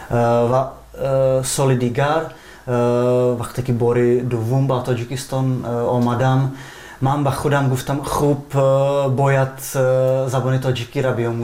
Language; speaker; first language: Persian; non-native, fluent; Czech